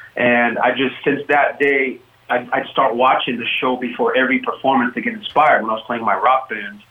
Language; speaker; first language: English; native; English